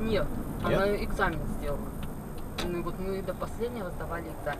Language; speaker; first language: Russian; native; Russian